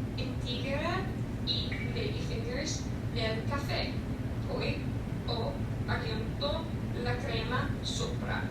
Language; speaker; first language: Italian; non-native, learner; English